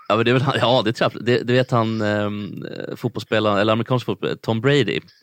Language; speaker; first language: Swedish; native; Swedish